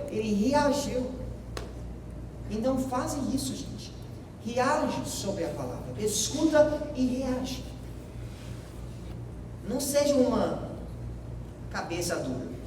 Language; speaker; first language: Portuguese; non-native, fluent; English